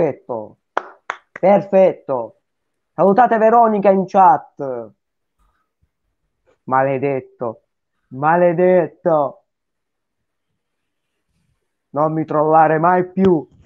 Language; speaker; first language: Italian; native; Italian